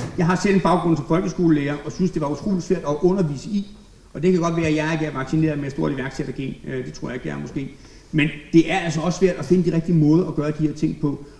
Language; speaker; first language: Danish; native; Danish